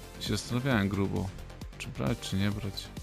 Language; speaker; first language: Polish; native; Polish